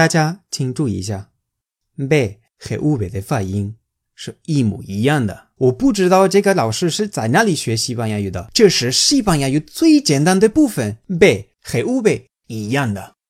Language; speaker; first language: Chinese; non-native, fluent; Spanish